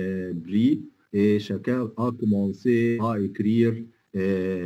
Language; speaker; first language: French; non-native, fluent; Arabic